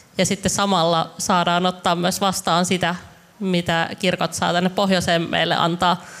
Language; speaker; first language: Finnish; native; Finnish